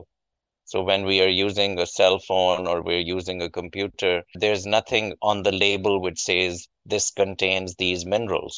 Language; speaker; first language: English; non-native, local second language; Urdu